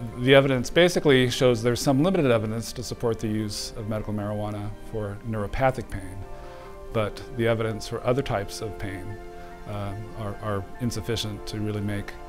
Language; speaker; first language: English; native; English